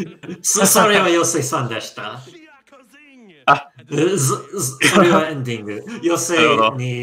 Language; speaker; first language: Japanese; non-native, learner; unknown